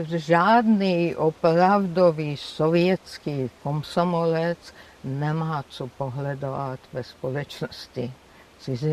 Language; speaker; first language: Czech; non-native, fluent; Georgian